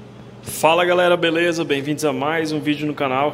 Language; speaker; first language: Portuguese; native; Portuguese